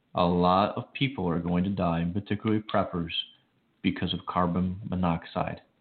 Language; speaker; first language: English; native; English